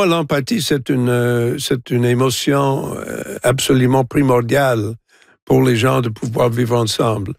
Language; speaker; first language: French; non-native, local second language; English